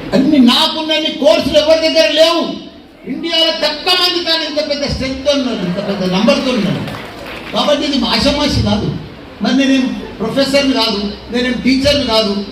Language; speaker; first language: Telugu; native; Telugu